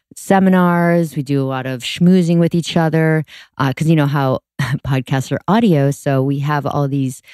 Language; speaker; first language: English; native; English